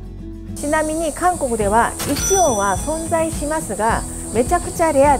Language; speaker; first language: Japanese; non-native, fluent; Korean